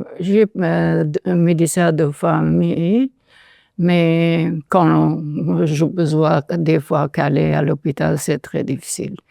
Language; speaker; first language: French; non-native, learner; Persian